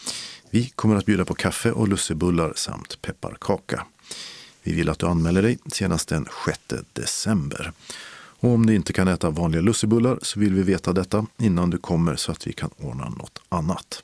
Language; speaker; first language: Swedish; native; Swedish